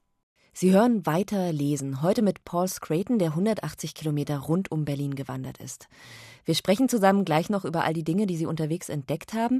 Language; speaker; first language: German; native; German